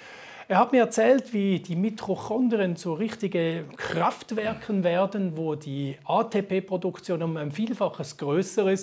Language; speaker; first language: German; native; German